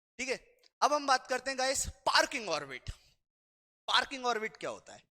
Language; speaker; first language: Hindi; native; Hindi